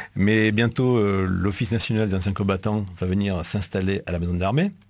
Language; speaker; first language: French; native; French